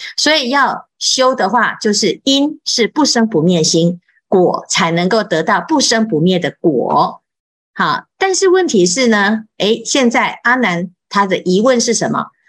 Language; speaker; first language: Chinese; native; Chinese